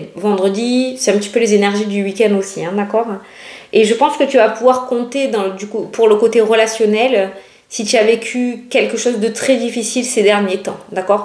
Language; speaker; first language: French; native; French